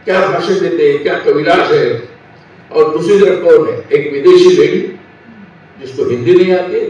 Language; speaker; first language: Hindi; non-native, local second language; Marathi